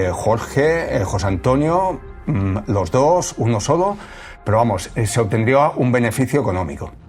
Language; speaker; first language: Spanish; native; Spanish